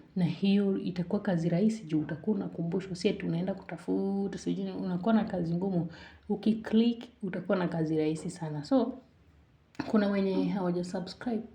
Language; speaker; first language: Swahili; native; Swahili